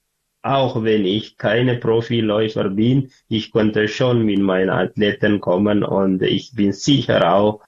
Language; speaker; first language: German; non-native, learner; Tigrinya